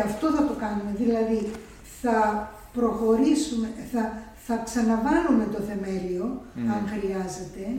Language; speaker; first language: Greek; native; Greek